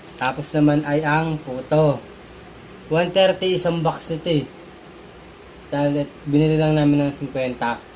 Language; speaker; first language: Filipino; native; Filipino